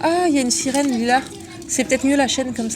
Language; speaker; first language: French; native; French